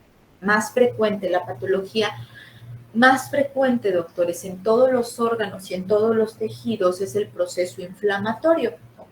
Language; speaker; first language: Spanish; native; Spanish